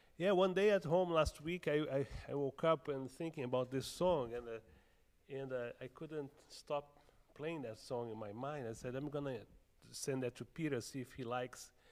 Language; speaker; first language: English; non-native, fluent; Portuguese